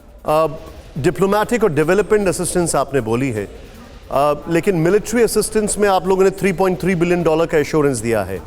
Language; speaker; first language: Hindi; native; Hindi